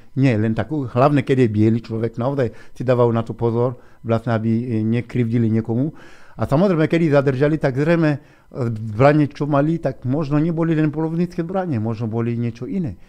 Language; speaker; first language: Slovak; non-native, fluent; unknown